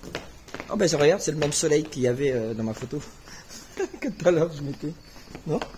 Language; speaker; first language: French; native; French